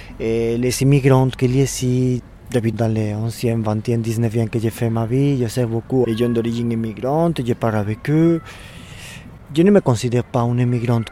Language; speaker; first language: French; non-native, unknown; Spanish